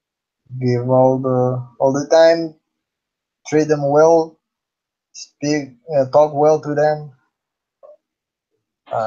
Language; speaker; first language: English; non-native, learner; Spanish